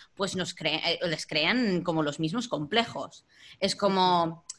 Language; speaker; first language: Spanish; non-native, fluent; English